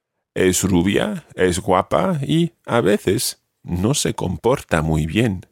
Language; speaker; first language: Spanish; non-native, fluent; English